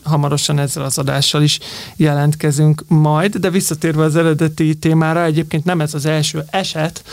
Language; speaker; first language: Hungarian; native; Hungarian